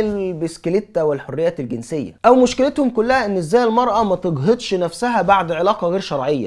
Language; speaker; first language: Arabic; native; Arabic